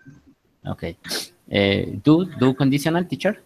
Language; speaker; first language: English; non-native, learner; Spanish